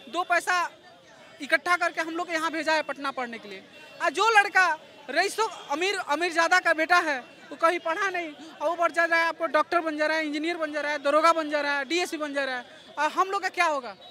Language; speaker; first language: Hindi; native; Hindi